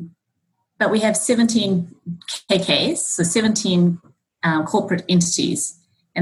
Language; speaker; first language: English; native; English